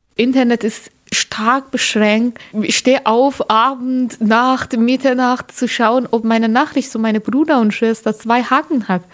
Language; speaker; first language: German; non-native, learner; Persian